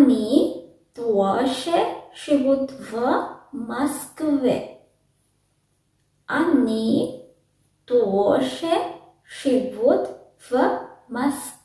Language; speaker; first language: Russian; non-native, learner; Sinhala